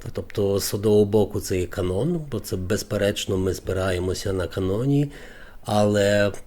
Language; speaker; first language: Ukrainian; native; Ukrainian